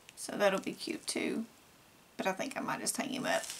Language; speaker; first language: English; native; English